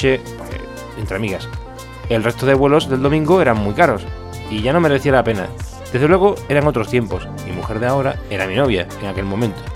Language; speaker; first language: Spanish; native; Spanish